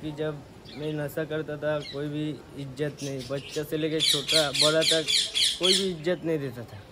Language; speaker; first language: Hindi; non-native, local second language; Bangla